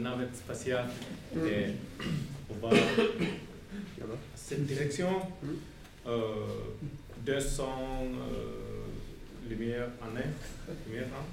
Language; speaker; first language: French; non-native, learner; Finnish